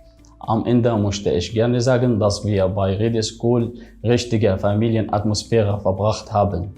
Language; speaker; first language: German; non-native, learner; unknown